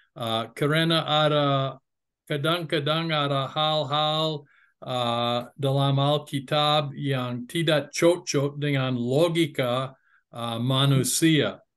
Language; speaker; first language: Indonesian; non-native, fluent; English